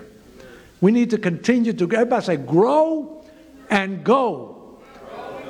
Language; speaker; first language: English; native; English